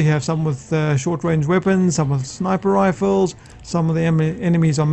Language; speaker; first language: English; native; English